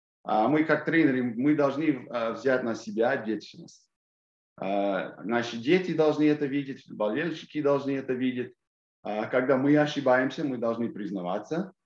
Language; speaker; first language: Russian; non-native, fluent; English